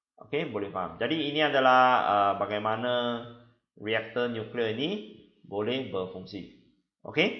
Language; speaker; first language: Malay; non-native, local second language; Chinese